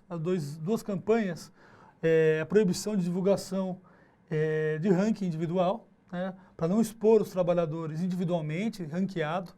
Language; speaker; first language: Portuguese; native; Portuguese